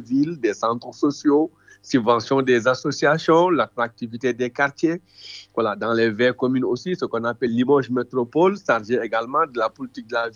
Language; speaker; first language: French; non-native, local second language; Wolof